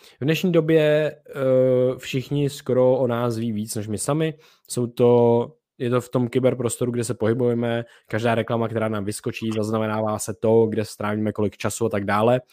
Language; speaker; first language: Czech; native; Czech